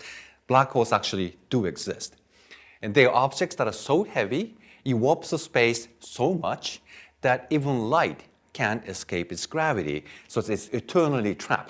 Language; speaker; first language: English; non-native, fluent; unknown